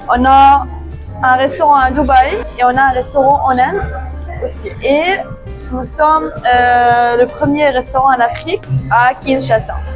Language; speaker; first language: French; non-native, fluent; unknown